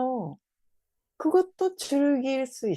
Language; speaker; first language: Korean; non-native, fluent; Japanese